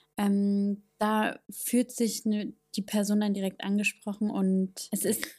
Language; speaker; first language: German; native; German